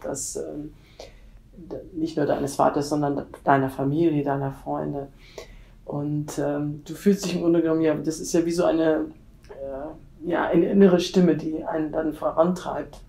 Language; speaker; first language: German; native; German